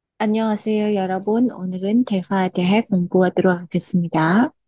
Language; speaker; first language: Korean; non-native, fluent; Khmer